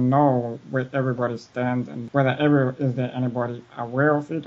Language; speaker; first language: English; non-native, local second language; Shona